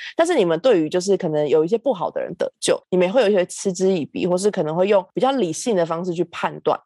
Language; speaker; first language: Chinese; native; Chinese